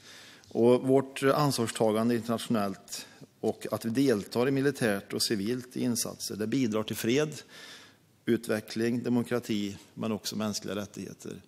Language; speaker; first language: Swedish; native; Swedish